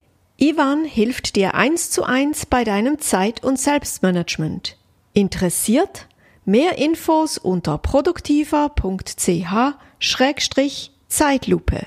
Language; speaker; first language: German; native; German